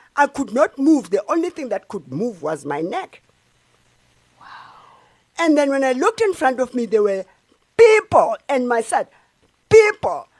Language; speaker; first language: English; non-native, local second language; Xhosa